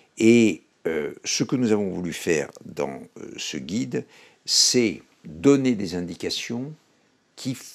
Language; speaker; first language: French; native; French